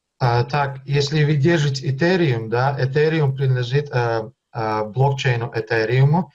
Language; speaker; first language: Russian; early bilingual, heritage; Russian